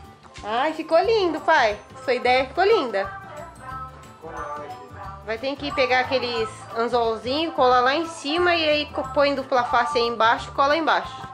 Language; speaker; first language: Portuguese; native; Portuguese